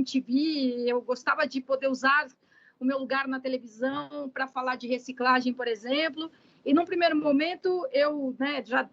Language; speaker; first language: Portuguese; native; Portuguese